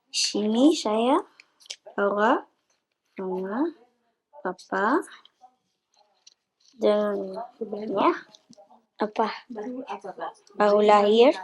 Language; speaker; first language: Indonesian; early bilingual, heritage; Dutch